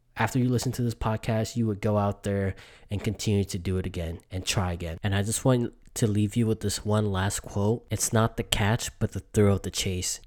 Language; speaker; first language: English; early bilingual, other home language; Vietnamese